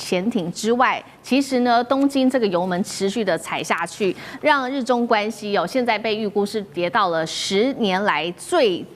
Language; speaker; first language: Chinese; native; Chinese